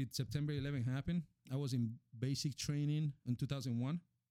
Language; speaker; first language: English; non-native, fluent; Spanish